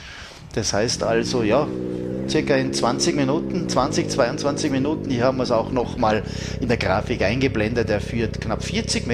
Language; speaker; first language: German; native; German